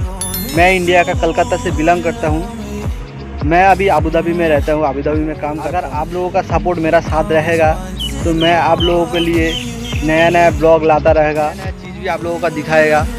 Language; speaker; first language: Hindi; non-native, local second language; Bangla